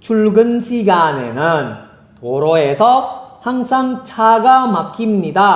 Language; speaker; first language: Korean; non-native, fluent; Indonesian